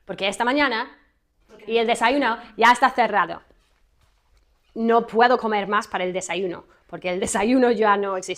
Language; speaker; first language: Spanish; non-native, fluent; English